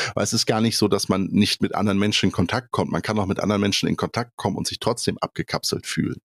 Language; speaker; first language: German; early bilingual, other home language; Polish